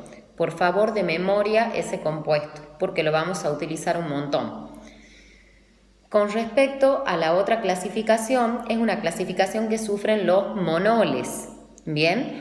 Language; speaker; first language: Spanish; native; Spanish